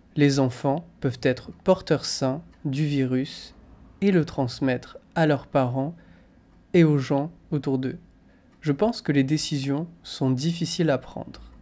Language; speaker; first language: French; native; French